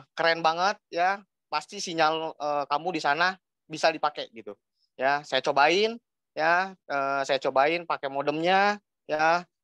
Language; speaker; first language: Indonesian; native; Indonesian